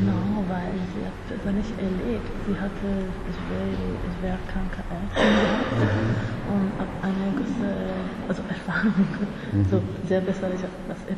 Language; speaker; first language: German; non-native, fluent; Italian